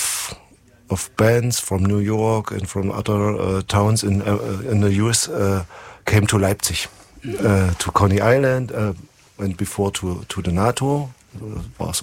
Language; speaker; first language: English; non-native, fluent; German